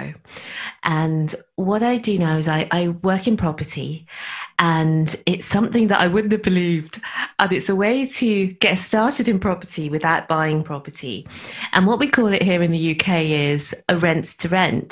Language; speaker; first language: English; native; English